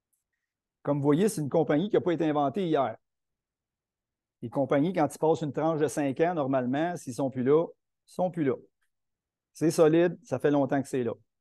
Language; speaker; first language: French; native; French